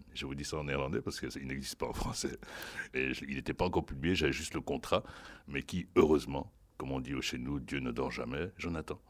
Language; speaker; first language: French; non-native, local second language; Lingala